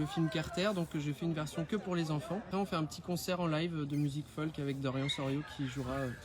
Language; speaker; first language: French; native; French